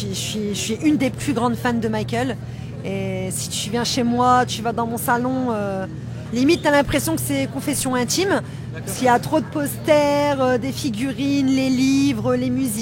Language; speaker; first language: French; native; French